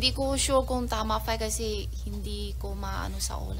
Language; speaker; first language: Filipino; non-native, learner; Chinese